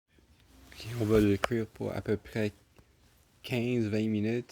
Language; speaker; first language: French; non-native, local second language; English